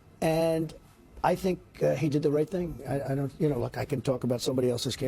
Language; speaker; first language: English; native; English